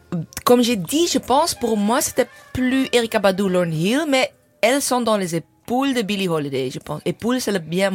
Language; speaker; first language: French; non-native, learner; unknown